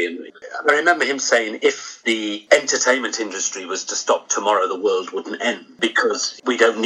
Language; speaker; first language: English; native; English